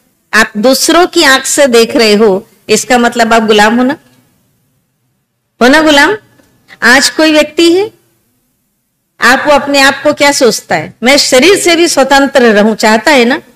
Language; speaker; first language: Hindi; native; Hindi